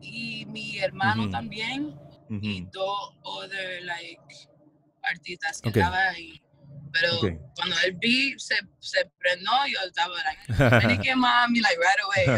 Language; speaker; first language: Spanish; early bilingual, heritage; English